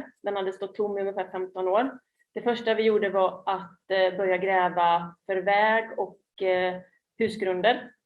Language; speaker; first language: Swedish; native; Swedish